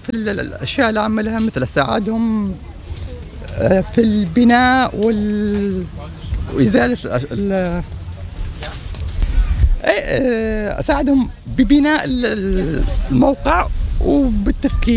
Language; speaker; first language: German; non-native, learner; Arabic